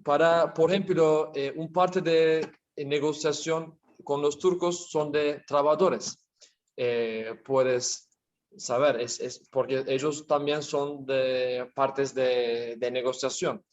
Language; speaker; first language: Spanish; non-native, learner; Turkish